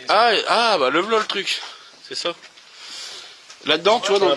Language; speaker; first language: French; native; French